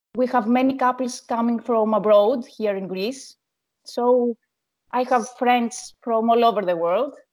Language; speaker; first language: English; non-native, learner; Greek